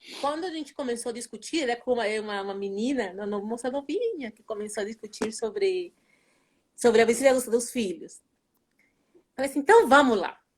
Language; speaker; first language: Portuguese; non-native, fluent; Spanish